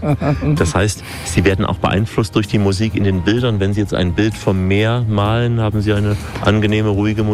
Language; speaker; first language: German; native; German